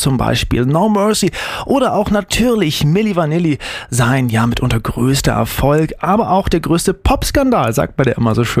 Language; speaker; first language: German; native; German